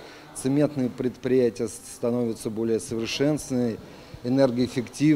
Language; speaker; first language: Russian; native; Russian